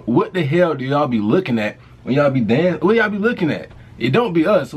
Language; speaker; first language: English; native; English